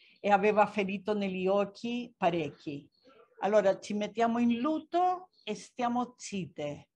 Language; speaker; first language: Italian; non-native, fluent; Spanish